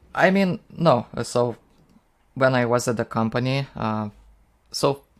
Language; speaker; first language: English; non-native, fluent; Lithuanian